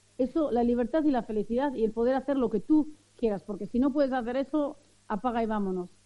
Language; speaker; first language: Spanish; early bilingual, other home language; Arabic